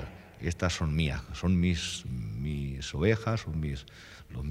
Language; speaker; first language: Spanish; native; Spanish